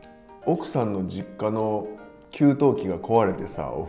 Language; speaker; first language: Japanese; native; Japanese